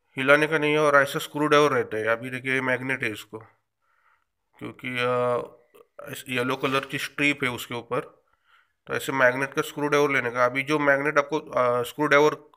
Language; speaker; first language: Hindi; non-native, local second language; Marathi